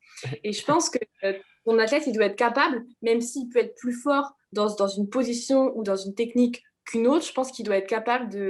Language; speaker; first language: French; native; French